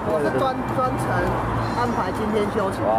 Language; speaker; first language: Chinese; native; Chinese